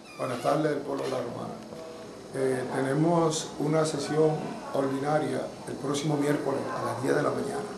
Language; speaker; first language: Spanish; native; Spanish